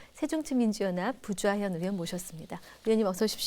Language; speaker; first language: Korean; native; Korean